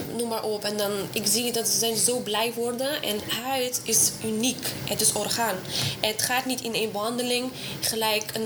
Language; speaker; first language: Dutch; non-native, fluent; Russian